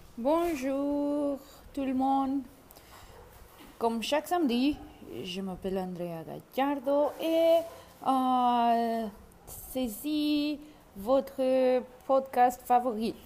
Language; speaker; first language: French; non-native, learner; Spanish